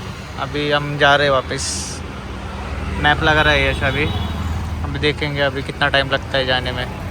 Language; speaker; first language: Hindi; non-native, local second language; Marathi